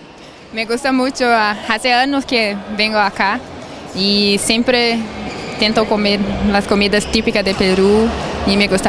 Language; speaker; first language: Spanish; non-native, fluent; Portuguese